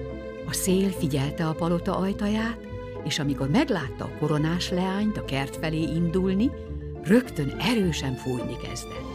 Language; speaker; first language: Hungarian; native; Hungarian